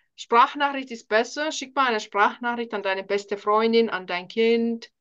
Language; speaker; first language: German; non-native, fluent; Finnish